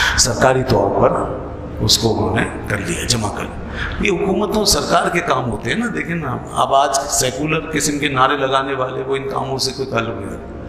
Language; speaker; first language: Urdu; native; Urdu